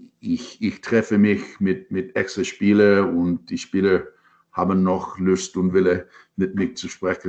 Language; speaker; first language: German; non-native, learner; English